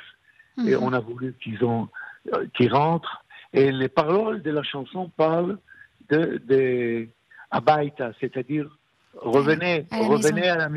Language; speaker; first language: French; non-native, fluent; Hebrew